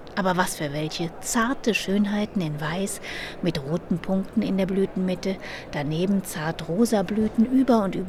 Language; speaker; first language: German; native; German